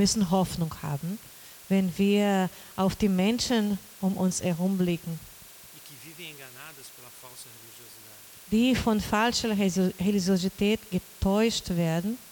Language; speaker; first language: German; non-native, learner; Portuguese